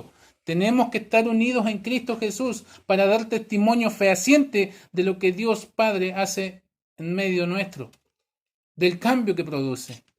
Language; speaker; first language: Spanish; native; Spanish